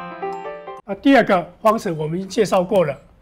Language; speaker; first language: Chinese; native; Chinese